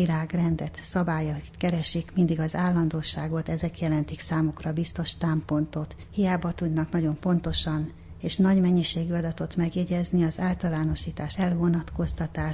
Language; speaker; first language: Hungarian; native; Hungarian